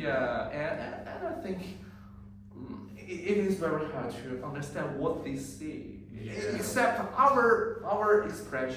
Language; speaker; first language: English; non-native, learner; Chinese